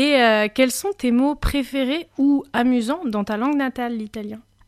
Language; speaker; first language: French; native; French